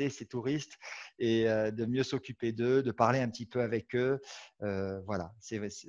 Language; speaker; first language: French; native; French